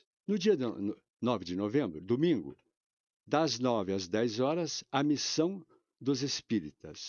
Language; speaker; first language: Portuguese; native; Portuguese